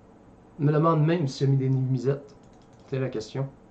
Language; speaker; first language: French; native; French